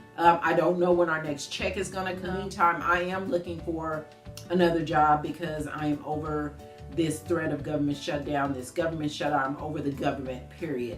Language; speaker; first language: English; native; English